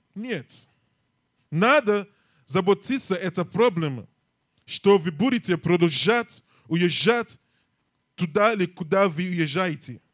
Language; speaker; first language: Russian; non-native, learner; English